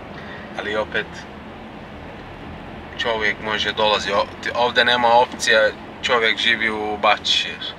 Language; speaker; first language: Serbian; non-native, learner; Turkish